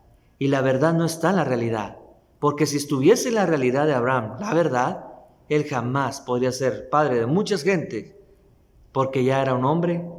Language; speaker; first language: Spanish; native; Spanish